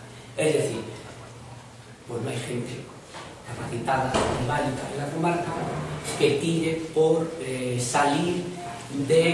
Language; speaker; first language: Spanish; native; Spanish